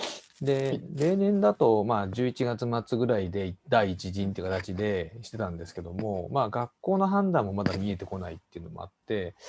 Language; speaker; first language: Japanese; native; Japanese